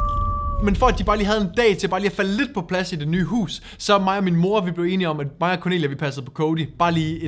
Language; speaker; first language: Danish; native; Danish